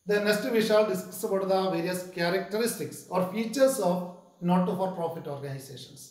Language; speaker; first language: English; non-native, local second language; Malayalam